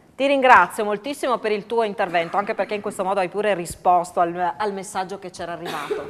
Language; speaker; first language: Italian; native; Italian